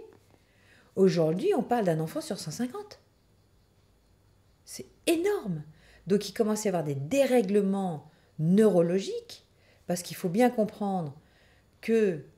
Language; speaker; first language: French; native; French